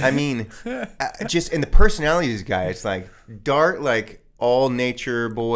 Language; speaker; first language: English; native; English